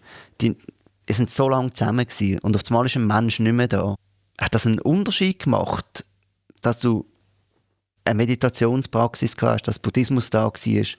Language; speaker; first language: German; native; German